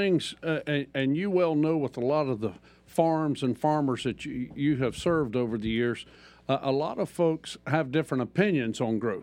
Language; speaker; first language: English; native; English